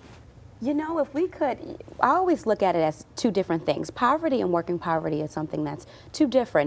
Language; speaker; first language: English; native; English